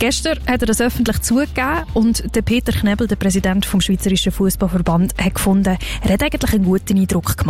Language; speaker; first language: German; native; German